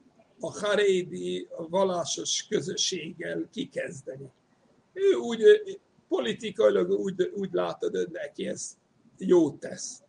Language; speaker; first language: Hungarian; non-native, fluent; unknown